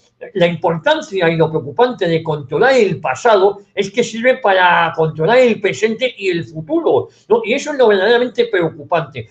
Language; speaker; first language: Spanish; native; Spanish